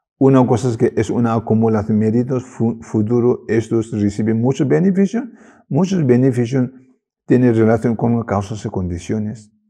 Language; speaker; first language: Spanish; non-native, learner; Tibetan